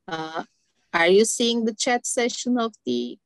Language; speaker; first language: English; non-native, learner; Turkish